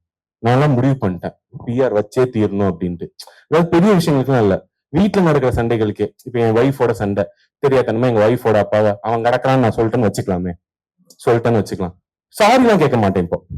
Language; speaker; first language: Tamil; native; Tamil